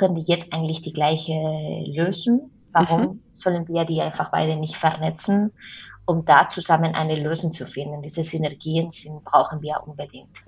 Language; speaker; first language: German; non-native, fluent; Spanish